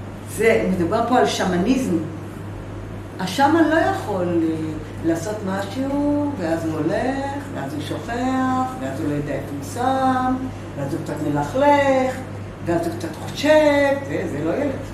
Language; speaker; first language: Hebrew; native; Hebrew